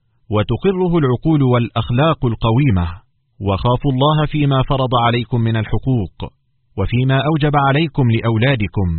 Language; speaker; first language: Arabic; native; Arabic